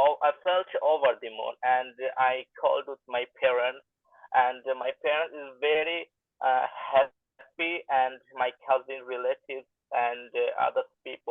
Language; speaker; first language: English; non-native, learner; Bangla